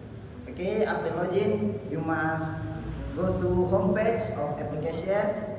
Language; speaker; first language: English; non-native, learner; Indonesian